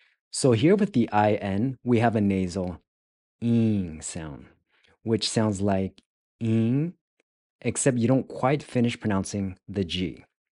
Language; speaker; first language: English; native; English